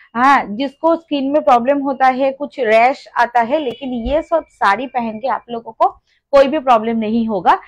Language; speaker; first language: Hindi; non-native, local second language; Bangla